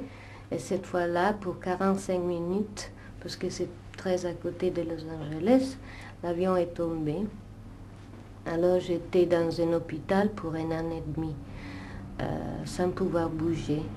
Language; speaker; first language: French; non-native, fluent; Italian